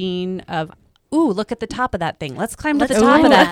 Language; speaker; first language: English; native; English